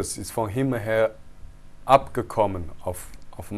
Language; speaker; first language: German; non-native, fluent; Chinese